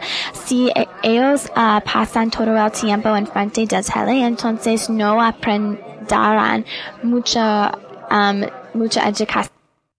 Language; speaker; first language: Spanish; non-native, learner; English